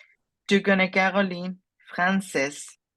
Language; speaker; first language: French; non-native, fluent; Spanish